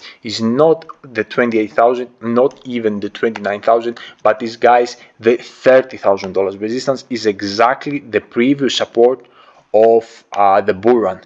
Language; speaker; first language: English; non-native, fluent; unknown